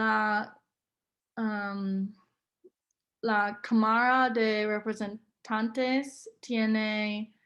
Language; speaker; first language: Spanish; non-native, learner; English